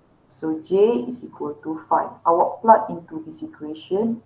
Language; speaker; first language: English; non-native, local second language; Malay